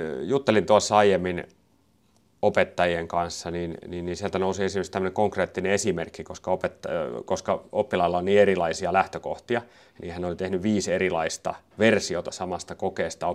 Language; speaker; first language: Finnish; native; Finnish